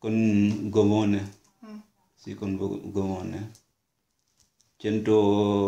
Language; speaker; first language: Italian; non-native, learner; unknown